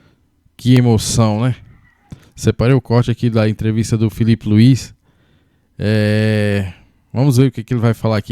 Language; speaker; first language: Portuguese; native; Portuguese